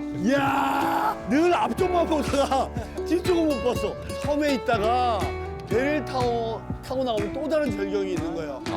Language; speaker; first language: Korean; native; Korean